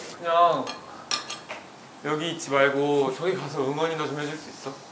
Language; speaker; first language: Korean; native; Korean